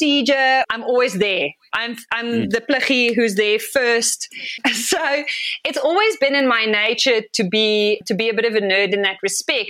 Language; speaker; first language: English; non-native, local second language; Afrikaans